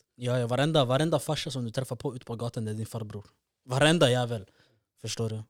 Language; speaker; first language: Swedish; early bilingual, other home language; Somali